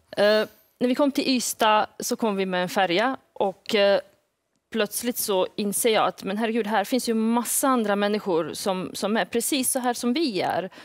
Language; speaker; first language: Swedish; early bilingual, other home language; Bosnian